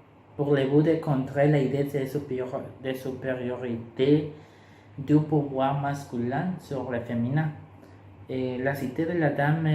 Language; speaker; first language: French; non-native, learner; Spanish